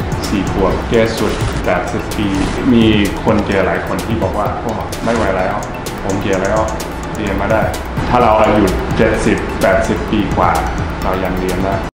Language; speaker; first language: Thai; non-native, fluent; English